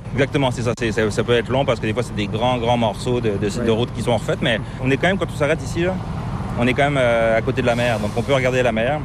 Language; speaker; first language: French; native; French